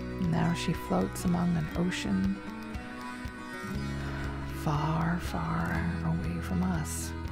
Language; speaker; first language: English; native; English